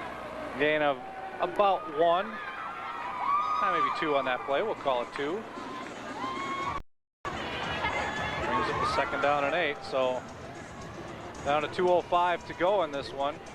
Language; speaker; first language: English; native; English